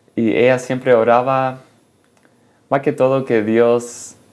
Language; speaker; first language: Spanish; early bilingual, heritage; Spanish